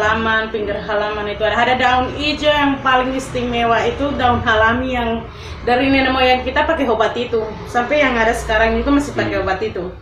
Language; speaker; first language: Indonesian; non-native, local second language; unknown